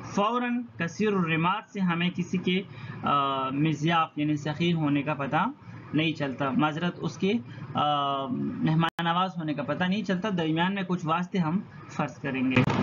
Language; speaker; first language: Urdu; non-native, local second language; Pashto